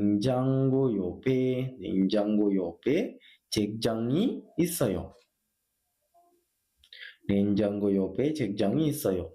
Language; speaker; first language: Korean; non-native, fluent; Sinhala